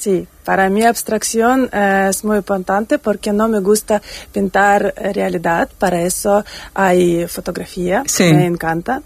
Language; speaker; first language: Spanish; non-native, learner; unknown